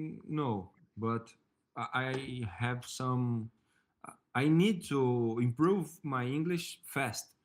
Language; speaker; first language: English; non-native, learner; Portuguese